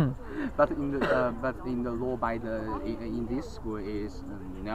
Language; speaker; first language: English; non-native, learner; Chinese